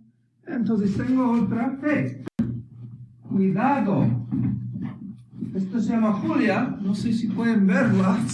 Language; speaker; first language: Spanish; early bilingual, heritage; Spanish